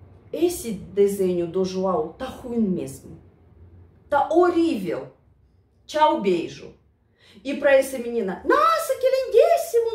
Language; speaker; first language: Portuguese; non-native, fluent; Russian